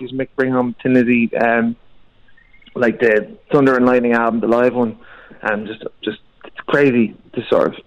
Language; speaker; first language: English; native; English